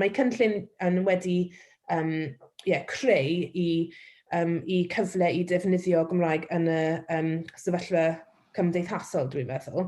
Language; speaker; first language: Welsh; non-native, local second language; English